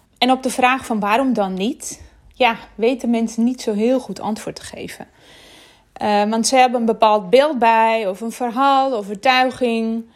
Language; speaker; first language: Dutch; non-native, fluent; Armenian